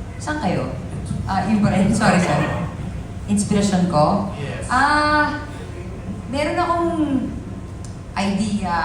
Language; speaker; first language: Filipino; native; Filipino